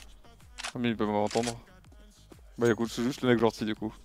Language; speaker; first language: French; native; French